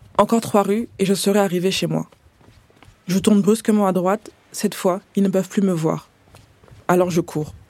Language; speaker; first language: French; native; French